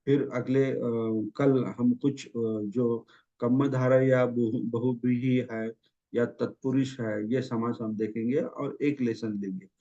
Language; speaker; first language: Hindi; non-native, local second language; Marathi